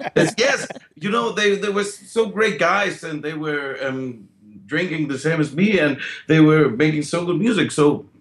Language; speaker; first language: English; non-native, fluent; German